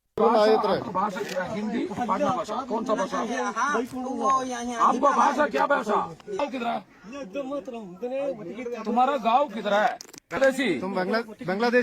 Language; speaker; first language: Hindi; non-native, local second language; Malayalam